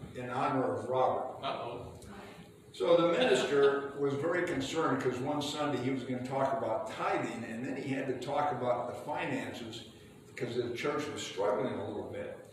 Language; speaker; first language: English; native; English